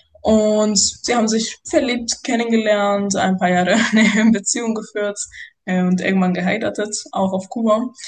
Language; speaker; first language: German; non-native, fluent; Spanish